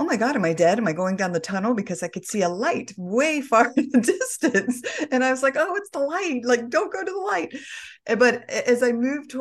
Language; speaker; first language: English; native; English